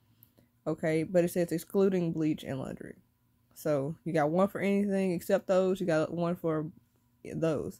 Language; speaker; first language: English; native; English